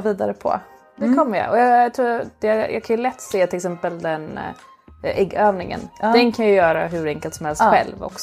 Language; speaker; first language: Swedish; native; Swedish